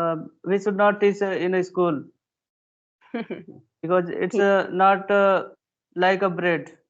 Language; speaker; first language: English; non-native, learner; Hindi